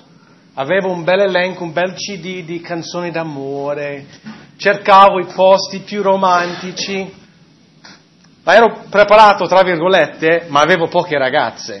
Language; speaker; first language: Italian; non-native, fluent; English